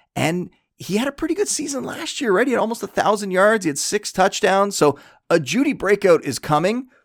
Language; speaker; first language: English; native; English